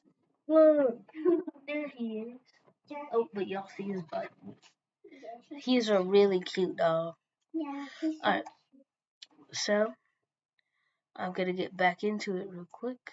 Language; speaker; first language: English; native; English